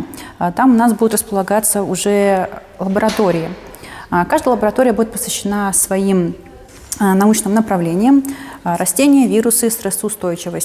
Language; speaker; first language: Russian; native; Russian